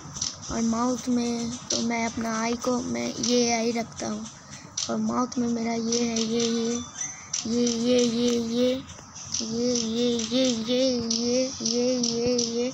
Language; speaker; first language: Hindi; non-native, local second language; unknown